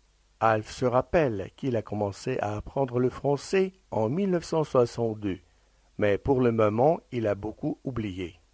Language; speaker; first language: French; non-native, fluent; Russian